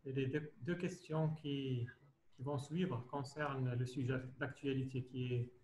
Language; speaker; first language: French; non-native, local second language; Arabic